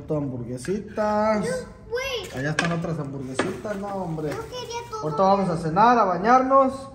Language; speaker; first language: Spanish; native; Spanish